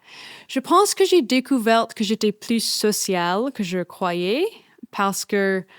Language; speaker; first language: French; non-native, fluent; English